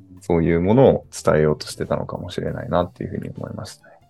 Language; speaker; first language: Japanese; native; Japanese